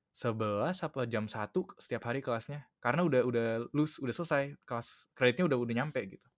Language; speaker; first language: Indonesian; early bilingual, other home language; English